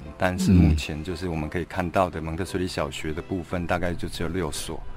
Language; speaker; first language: Chinese; non-native, local second language; Min Nan Chinese